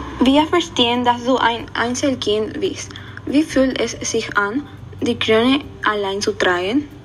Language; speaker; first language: German; non-native, learner; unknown